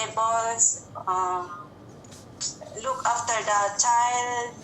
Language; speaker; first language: English; non-native, learner; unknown